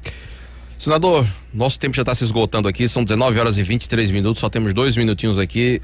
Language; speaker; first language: Portuguese; native; Portuguese